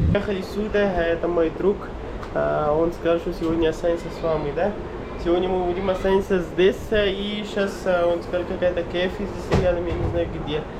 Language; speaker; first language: Russian; non-native, learner; Pashto